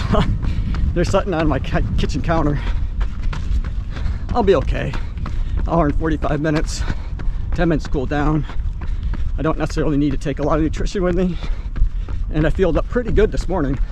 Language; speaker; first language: English; native; English